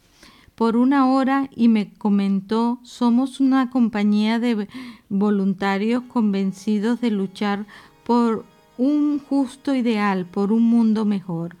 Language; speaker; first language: Spanish; native; Spanish